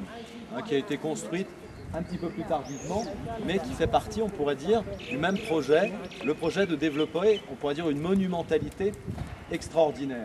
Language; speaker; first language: French; native; French